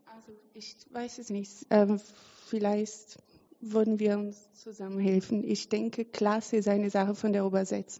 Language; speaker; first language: German; non-native, fluent; Portuguese